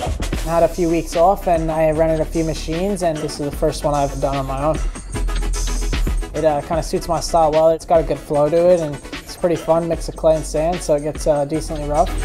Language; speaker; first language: English; native; English